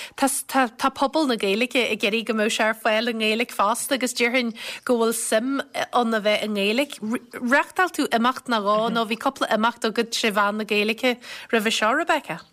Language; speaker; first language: Irish; native; Irish